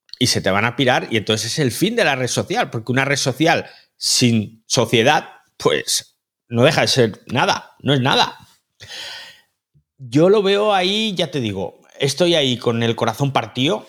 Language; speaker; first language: Spanish; native; Spanish